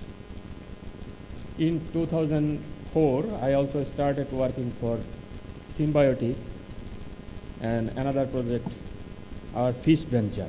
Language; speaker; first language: English; non-native, local second language; Bangla